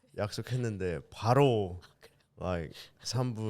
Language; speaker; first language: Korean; early bilingual, heritage; English